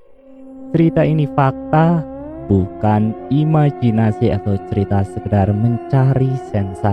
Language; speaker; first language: Indonesian; native; Indonesian